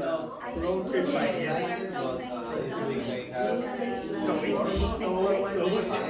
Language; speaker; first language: English; non-native, learner; Spanish